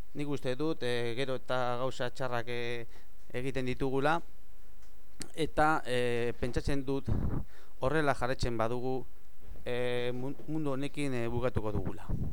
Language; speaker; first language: Basque; non-native, learner; Spanish